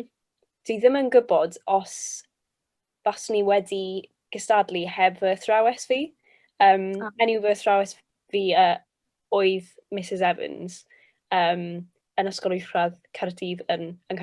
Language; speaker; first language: Welsh; non-native, local second language; English